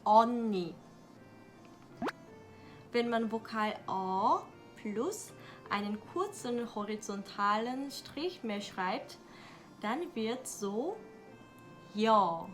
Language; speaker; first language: German; non-native, learner; Korean